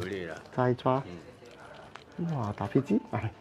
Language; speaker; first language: Chinese; non-native, local second language; Cantonese